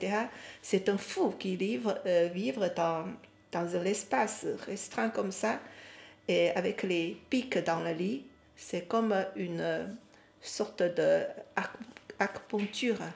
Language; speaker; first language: French; non-native, fluent; Chinese